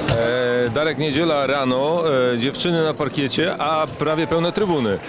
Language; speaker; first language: Polish; native; Polish